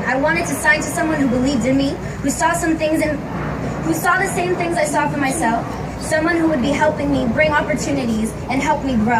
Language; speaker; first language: English; native; English